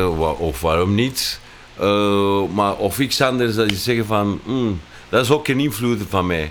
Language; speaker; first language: Dutch; non-native, fluent; Spanish